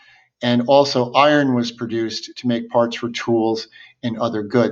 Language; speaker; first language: English; native; English